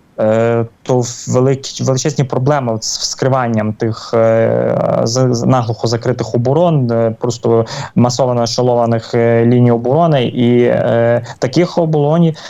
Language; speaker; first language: Ukrainian; native; Ukrainian